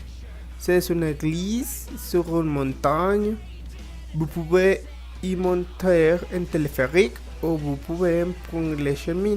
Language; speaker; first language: French; non-native, learner; Spanish